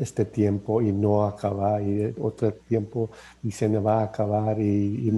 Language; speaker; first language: Spanish; non-native, learner; English